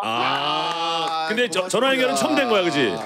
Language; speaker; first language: Korean; native; Korean